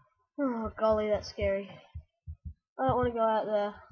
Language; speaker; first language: English; native; English